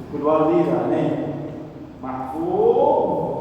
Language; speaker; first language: Indonesian; non-native, learner; Arabic